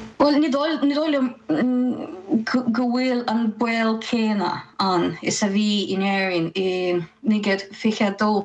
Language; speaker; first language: Irish; non-native, fluent; Ukrainian